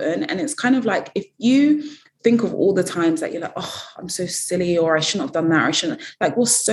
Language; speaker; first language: English; native; English